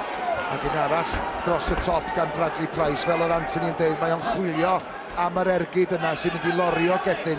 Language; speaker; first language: Welsh; native; Welsh